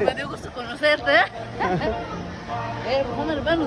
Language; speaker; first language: Spanish; native; Spanish